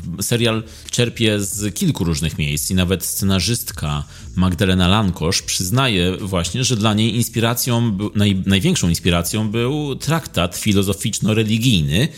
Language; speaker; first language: Polish; native; Polish